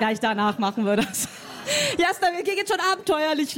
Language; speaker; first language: German; native; German